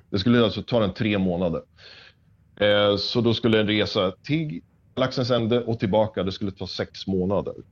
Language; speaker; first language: Swedish; native; Swedish